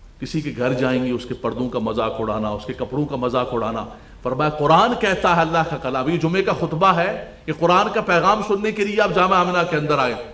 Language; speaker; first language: Urdu; non-native, local second language; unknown